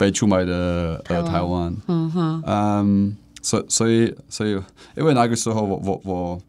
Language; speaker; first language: Chinese; non-native, learner; Czech